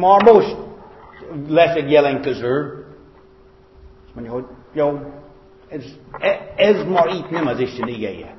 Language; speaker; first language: Hungarian; non-native, fluent; English